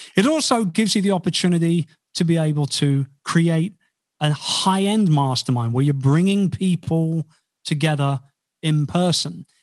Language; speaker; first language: English; native; English